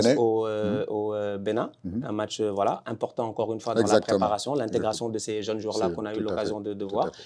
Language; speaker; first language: French; non-native, local second language; Wolof